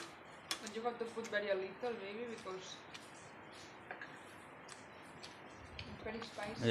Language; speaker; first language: English; non-native, learner; Spanish